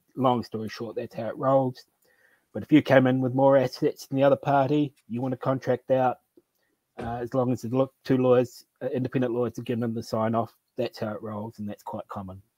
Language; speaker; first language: English; native; English